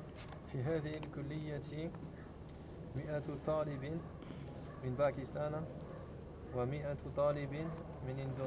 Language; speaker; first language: Arabic; non-native, learner; French